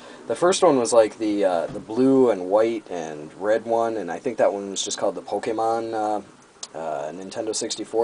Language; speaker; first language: English; native; English